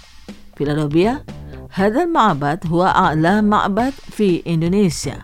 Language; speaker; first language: Arabic; non-native, fluent; Indonesian